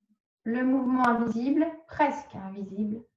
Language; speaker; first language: French; native; French